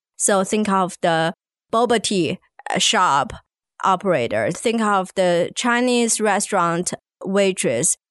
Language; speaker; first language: English; non-native, fluent; Chinese